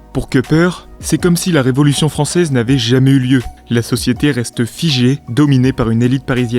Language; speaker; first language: French; native; French